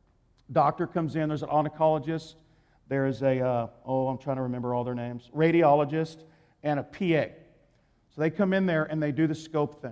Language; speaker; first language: English; native; English